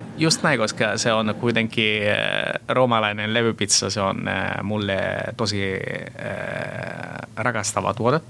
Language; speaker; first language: Finnish; non-native, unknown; Italian